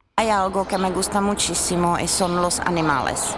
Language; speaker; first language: Spanish; non-native, fluent; Czech